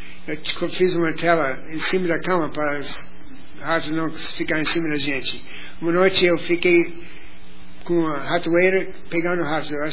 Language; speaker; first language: Portuguese; non-native, fluent; English